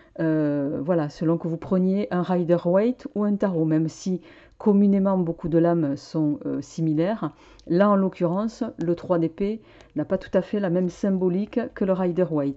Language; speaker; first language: French; native; French